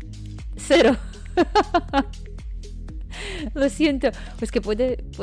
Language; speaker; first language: Spanish; non-native, fluent; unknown